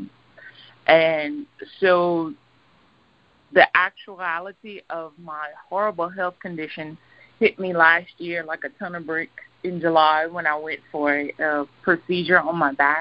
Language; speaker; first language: English; native; English